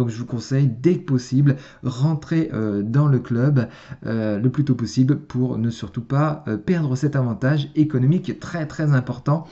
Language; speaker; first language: French; native; French